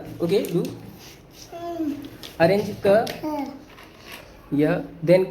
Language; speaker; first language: English; non-native, local second language; Hindi